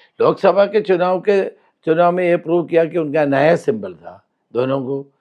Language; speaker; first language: Hindi; non-native, local second language; Malayalam